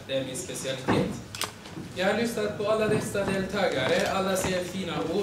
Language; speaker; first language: Swedish; non-native, fluent; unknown